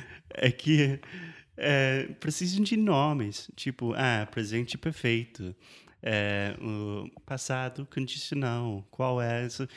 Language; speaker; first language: Portuguese; non-native, fluent; English